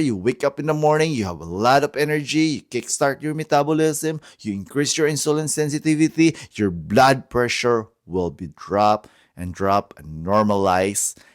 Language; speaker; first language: English; non-native, fluent; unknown